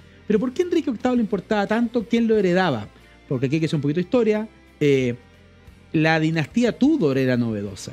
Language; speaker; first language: Spanish; native; Spanish